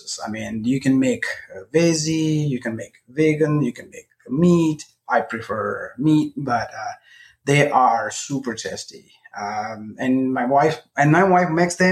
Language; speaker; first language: English; non-native, local second language; Nepali